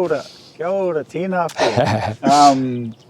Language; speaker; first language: Māori; non-native, local second language; English